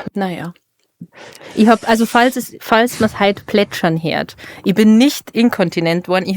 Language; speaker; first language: German; native; German